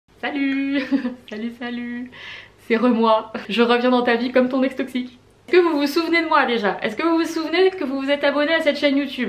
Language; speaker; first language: French; native; French